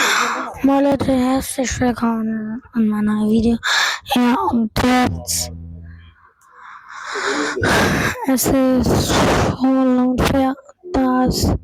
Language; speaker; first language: German; non-native, learner; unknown